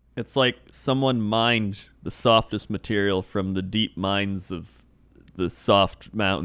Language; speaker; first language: English; native; English